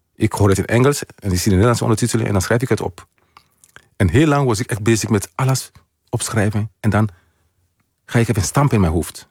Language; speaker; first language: Dutch; non-native, fluent; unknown